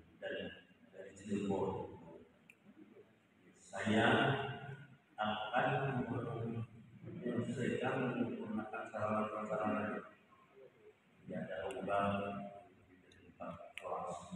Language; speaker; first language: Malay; non-native, local second language; Javanese